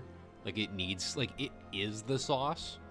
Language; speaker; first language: English; native; English